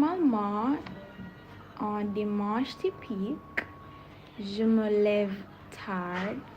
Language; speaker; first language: French; non-native, learner; English